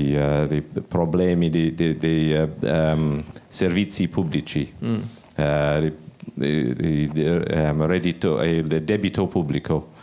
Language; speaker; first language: Italian; non-native, learner; English